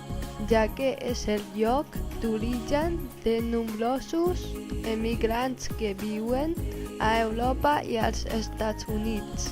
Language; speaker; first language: Catalan; non-native, learner; Chinese